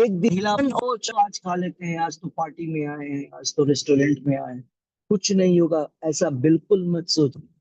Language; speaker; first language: Hindi; native; Hindi